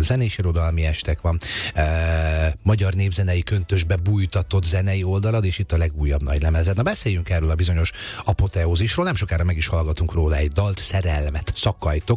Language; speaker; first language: Hungarian; native; Hungarian